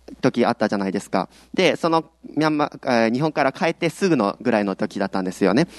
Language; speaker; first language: Japanese; early bilingual, heritage; Japanese